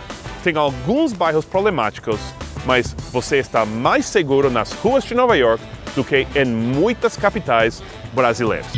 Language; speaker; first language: Portuguese; non-native, fluent; English